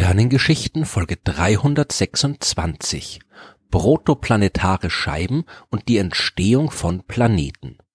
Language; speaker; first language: German; native; German